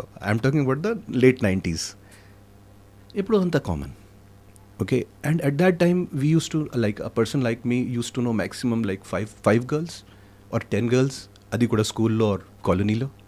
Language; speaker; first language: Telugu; non-native, fluent; Hindi